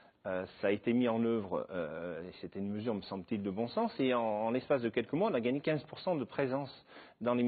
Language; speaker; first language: French; native; French